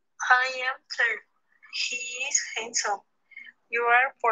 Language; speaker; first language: English; non-native, learner; Spanish